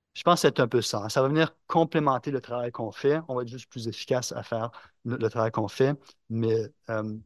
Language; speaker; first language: French; native; French